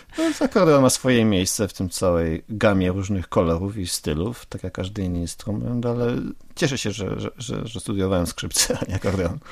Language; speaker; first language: Polish; native; Polish